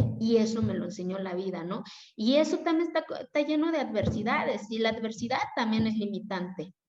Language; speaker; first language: Spanish; non-native, local second language; Zapotec